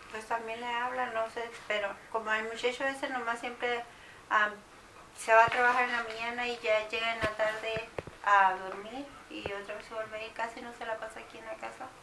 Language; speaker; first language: Spanish; native; Spanish